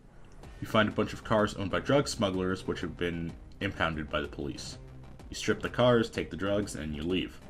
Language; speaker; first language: English; native; English